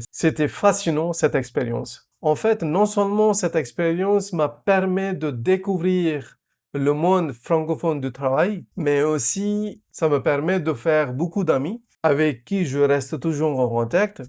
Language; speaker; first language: French; non-native, fluent; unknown